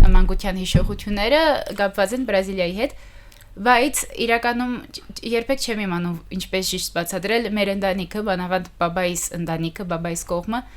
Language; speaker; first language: Armenian; early bilingual, heritage; Armenian